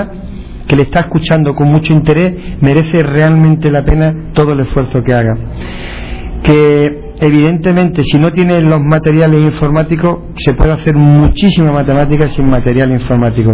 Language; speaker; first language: Spanish; native; Spanish